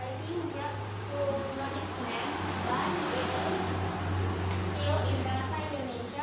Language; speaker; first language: English; non-native, learner; Indonesian